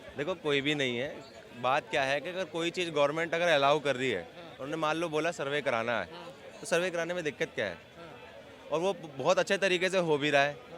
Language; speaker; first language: Hindi; native; Hindi